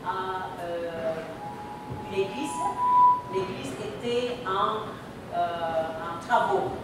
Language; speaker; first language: French; non-native, fluent; Indonesian